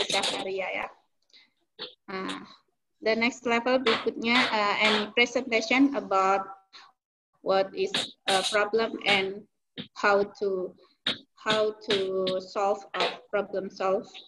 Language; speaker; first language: English; non-native, learner; Indonesian